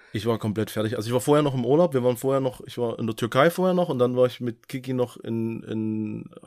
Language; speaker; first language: German; native; German